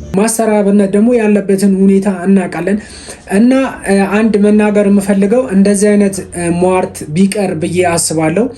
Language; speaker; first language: Amharic; native; Amharic